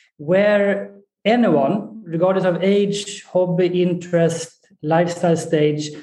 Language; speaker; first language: English; non-native, fluent; Swedish